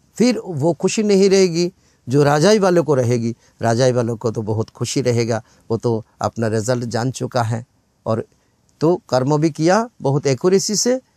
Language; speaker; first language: Hindi; non-native, local second language; Bangla